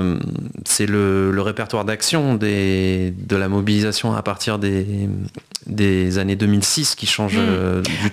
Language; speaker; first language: French; native; French